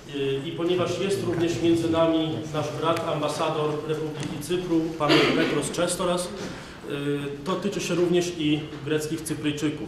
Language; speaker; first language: Polish; native; Polish